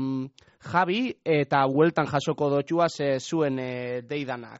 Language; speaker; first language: Basque; native; Basque